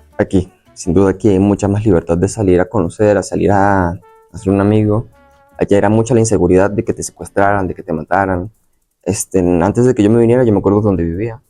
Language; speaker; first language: Spanish; native; Spanish